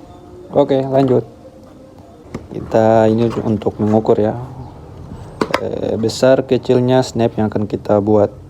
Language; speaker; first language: Indonesian; native; Indonesian